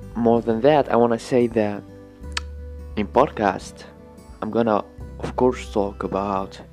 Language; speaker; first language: English; non-native, fluent; Arabic